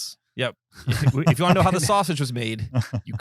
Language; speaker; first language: English; native; English